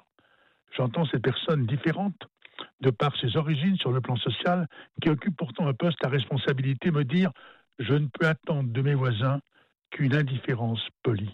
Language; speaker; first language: French; native; French